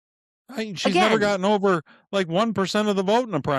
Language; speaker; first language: English; native; English